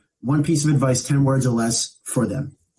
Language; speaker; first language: English; native; English